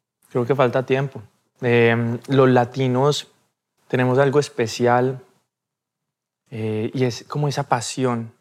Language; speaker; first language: Spanish; early bilingual, heritage; Spanish